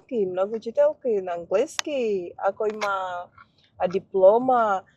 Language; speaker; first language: Macedonian; non-native, learner; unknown